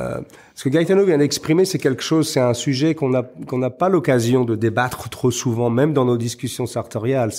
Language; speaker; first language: French; native; French